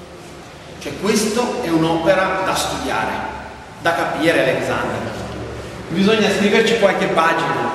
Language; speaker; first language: Italian; native; Italian